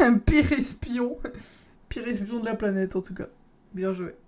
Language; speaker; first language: French; native; French